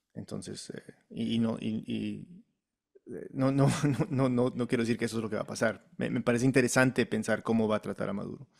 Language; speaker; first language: Spanish; early bilingual, heritage; Spanish